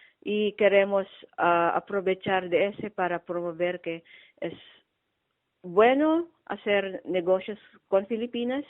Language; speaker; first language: Spanish; non-native, fluent; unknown